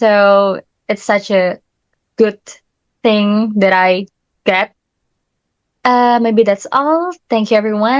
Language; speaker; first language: English; non-native, learner; Indonesian